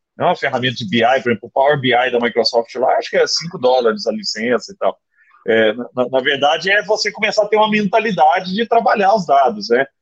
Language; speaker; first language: Portuguese; native; Portuguese